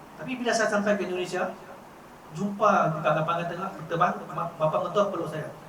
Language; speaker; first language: Malay; non-native, local second language; Chinese